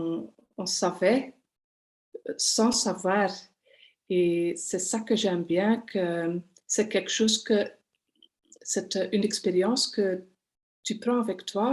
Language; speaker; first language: French; non-native, local second language; Dutch